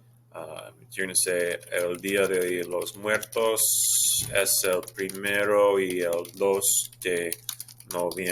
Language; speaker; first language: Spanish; non-native, fluent; English